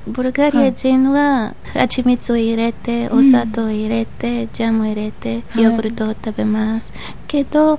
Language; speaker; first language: Japanese; non-native, fluent; Bulgarian